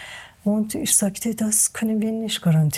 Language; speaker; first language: German; non-native, learner; Persian